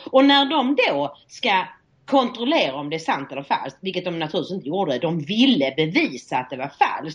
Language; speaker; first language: Swedish; native; Swedish